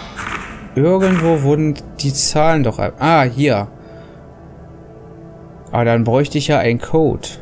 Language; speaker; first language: German; native; German